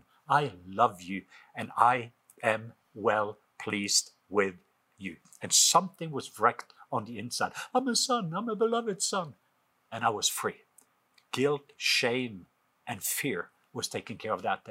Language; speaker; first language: English; non-native, fluent; Norwegian